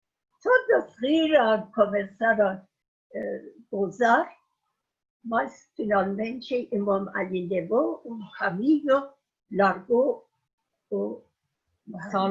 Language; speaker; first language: Portuguese; non-native, fluent; Persian